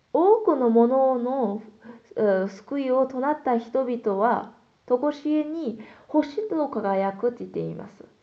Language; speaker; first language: Japanese; non-native, fluent; Korean